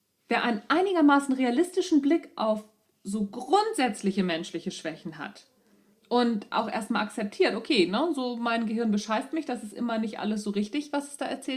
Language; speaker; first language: German; native; German